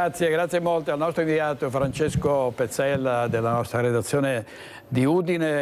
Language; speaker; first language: Italian; native; Italian